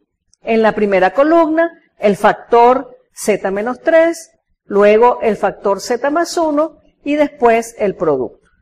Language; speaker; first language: Spanish; native; Spanish